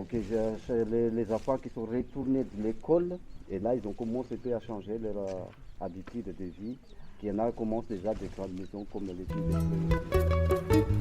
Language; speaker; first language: French; non-native, local second language; Malagasy